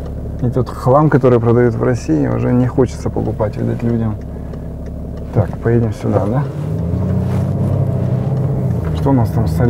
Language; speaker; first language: Russian; native; Russian